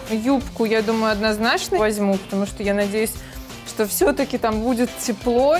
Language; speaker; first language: Russian; native; Russian